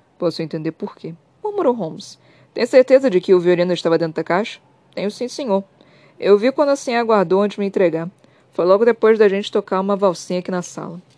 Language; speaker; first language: Portuguese; native; Portuguese